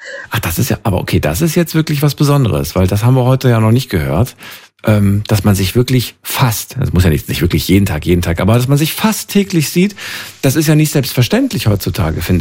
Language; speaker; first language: German; native; German